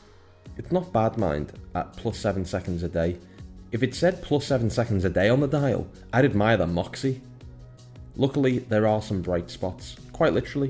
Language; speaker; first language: English; native; English